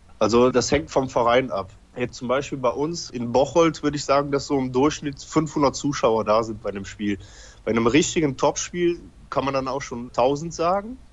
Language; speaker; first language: German; early bilingual, other home language; Polish